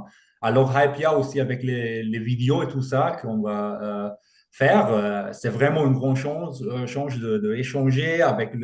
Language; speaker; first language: French; non-native, fluent; German